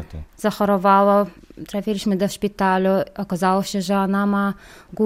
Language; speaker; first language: Polish; non-native, learner; Chechen